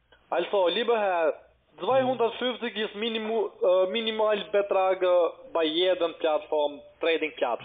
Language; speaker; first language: German; non-native, learner; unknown